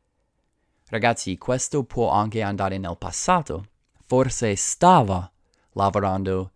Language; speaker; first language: Italian; non-native, fluent; English